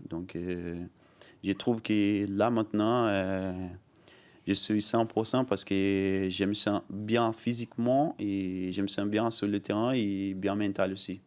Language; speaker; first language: French; non-native, learner; Portuguese